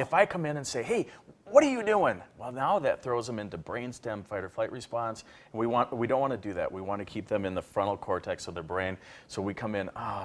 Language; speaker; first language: English; native; English